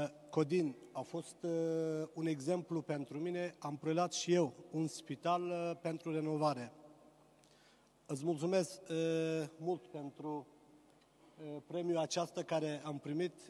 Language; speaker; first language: Romanian; non-native, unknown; Turkish